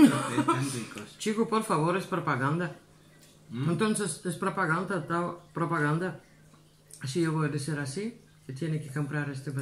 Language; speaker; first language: Spanish; non-native, learner; Russian